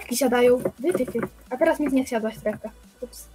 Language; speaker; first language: Polish; native; Polish